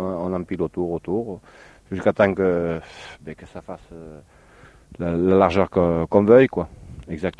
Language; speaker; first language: French; native; French